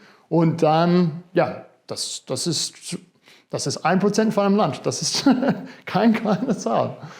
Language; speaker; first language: German; non-native, fluent; English